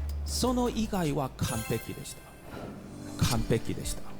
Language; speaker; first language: Japanese; non-native, learner; Korean